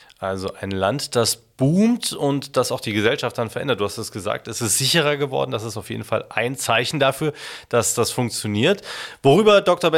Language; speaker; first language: German; native; German